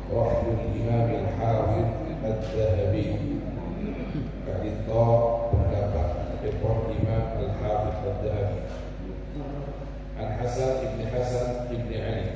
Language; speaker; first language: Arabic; non-native, fluent; Madurese